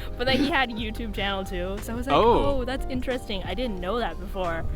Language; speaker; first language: English; native; English